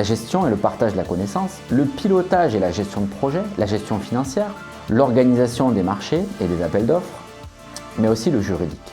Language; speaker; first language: French; native; French